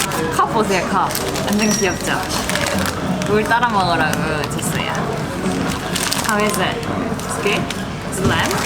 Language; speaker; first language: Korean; native; Korean